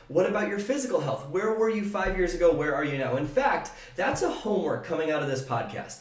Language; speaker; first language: English; native; English